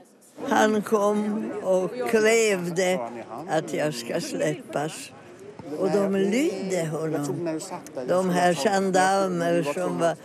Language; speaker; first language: Swedish; non-native, fluent; Hungarian